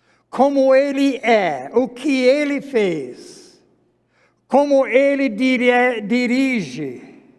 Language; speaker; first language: Portuguese; non-native, fluent; English